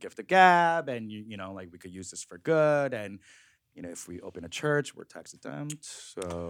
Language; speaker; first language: English; early bilingual, other home language; Korean